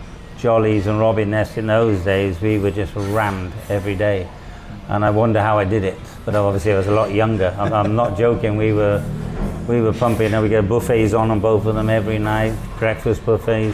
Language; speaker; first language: English; native; English